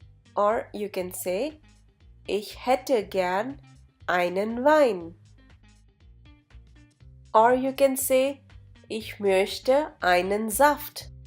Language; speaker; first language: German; non-native, fluent; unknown